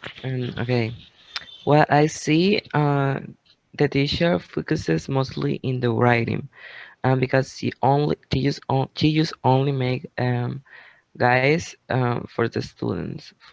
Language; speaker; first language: English; non-native, learner; Spanish